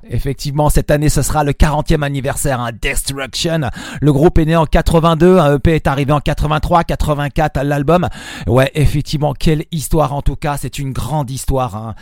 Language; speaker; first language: French; native; French